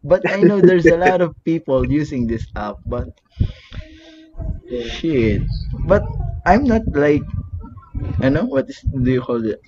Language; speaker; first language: English; non-native, learner; Filipino